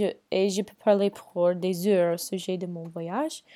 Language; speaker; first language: French; non-native, learner; English